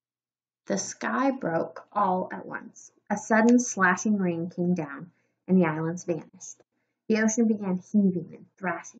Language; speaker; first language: English; native; English